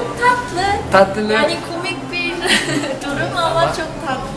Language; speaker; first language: Turkish; non-native, learner; Korean